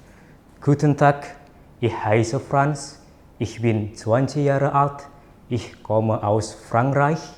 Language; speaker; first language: German; non-native, fluent; Indonesian